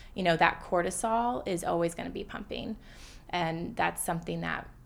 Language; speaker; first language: English; native; English